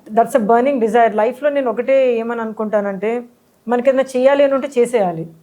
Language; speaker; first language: Telugu; early bilingual, heritage; Telugu